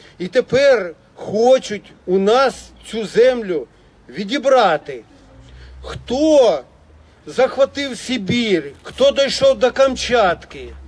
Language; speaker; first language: Ukrainian; non-native, local second language; Russian